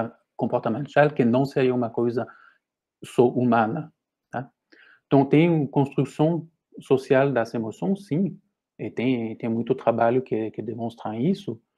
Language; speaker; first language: Portuguese; non-native, fluent; French